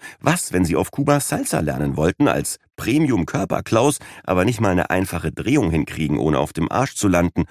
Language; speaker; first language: German; native; German